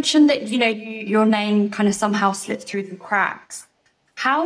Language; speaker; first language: English; native; English